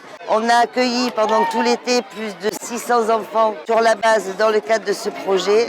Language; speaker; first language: French; native; French